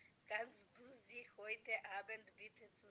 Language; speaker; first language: German; non-native, learner; Macedonian